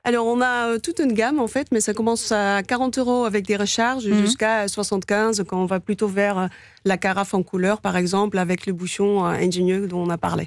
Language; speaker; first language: French; non-native, fluent; Dutch